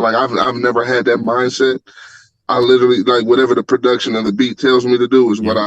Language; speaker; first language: English; native; English